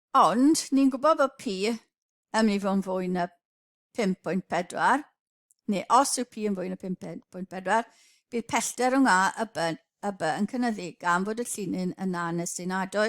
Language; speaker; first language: Welsh; native; Welsh